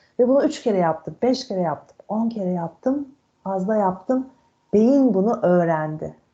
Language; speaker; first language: Turkish; native; Turkish